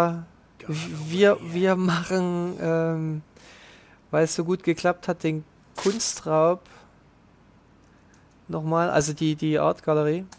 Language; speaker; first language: German; native; German